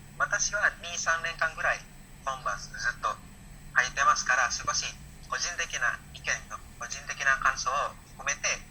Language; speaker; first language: Japanese; non-native, learner; Indonesian